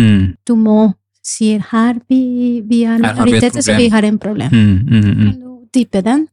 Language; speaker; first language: Norwegian; non-native, fluent; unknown